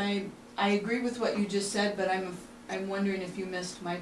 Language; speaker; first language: English; native; English